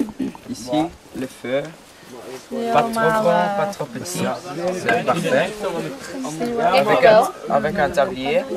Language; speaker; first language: French; non-native, local second language; Dutch